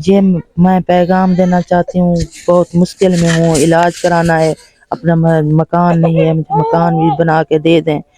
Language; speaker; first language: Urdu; non-native, local second language; Punjabi